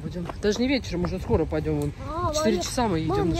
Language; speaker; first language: Russian; native; Russian